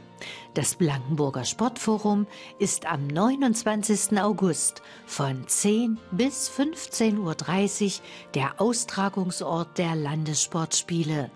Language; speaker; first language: German; native; German